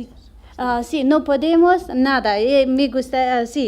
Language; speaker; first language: Spanish; non-native, learner; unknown